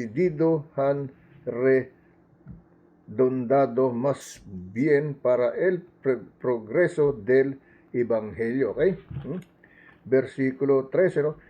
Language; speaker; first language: Spanish; non-native, learner; Filipino